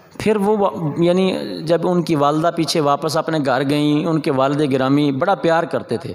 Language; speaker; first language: Urdu; non-native, local second language; Punjabi